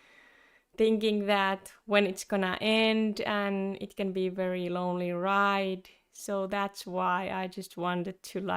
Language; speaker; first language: English; non-native, fluent; Finnish